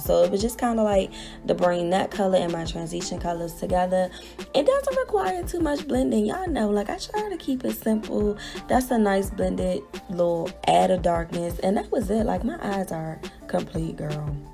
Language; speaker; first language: English; native; English